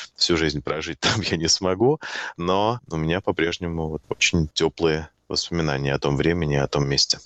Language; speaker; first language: Russian; native; Russian